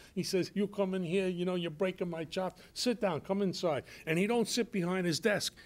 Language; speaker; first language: English; native; English